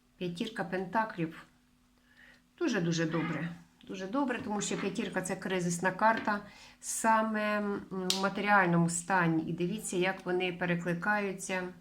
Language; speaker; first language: Ukrainian; non-native, local second language; Russian